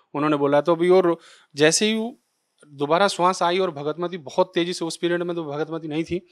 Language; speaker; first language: Hindi; native; Hindi